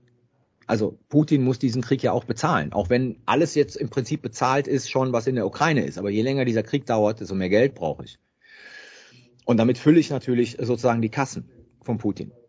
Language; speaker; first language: German; native; German